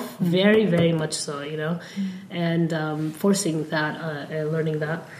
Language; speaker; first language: English; non-native, fluent; Somali